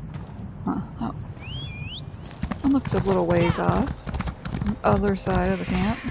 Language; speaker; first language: English; native; English